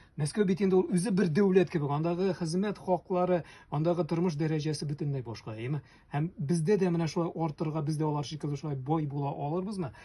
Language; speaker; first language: Tatar; native; Tatar